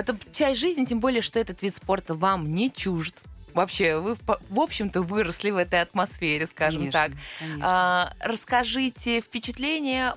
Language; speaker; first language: Russian; native; Russian